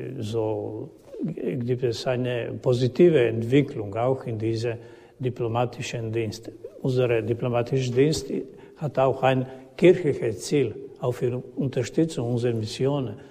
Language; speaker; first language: German; non-native, learner; Croatian